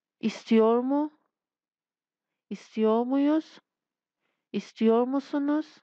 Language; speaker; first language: Turkish; non-native, fluent; Persian